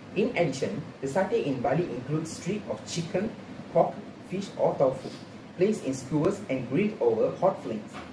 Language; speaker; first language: English; non-native, local second language; Tamil